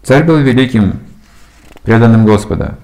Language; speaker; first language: Russian; native; Russian